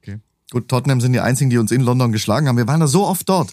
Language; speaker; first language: German; native; German